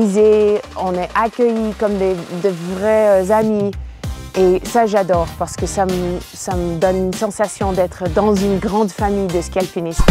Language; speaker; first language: French; non-native, fluent; English